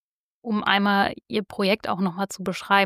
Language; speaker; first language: German; native; German